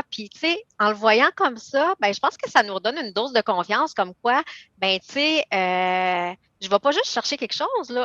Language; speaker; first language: French; native; French